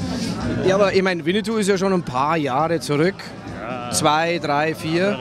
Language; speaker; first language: German; native; German